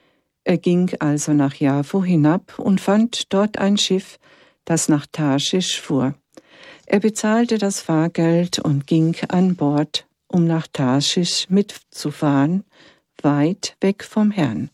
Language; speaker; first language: German; native; German